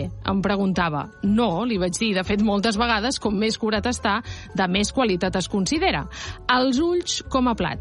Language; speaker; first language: Catalan; native; Catalan